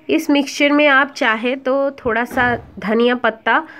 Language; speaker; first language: Hindi; non-native, local second language; Bangla